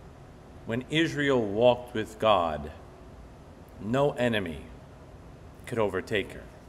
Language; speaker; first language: English; native; English